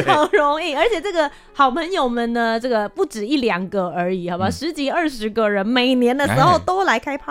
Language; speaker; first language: Chinese; native; Chinese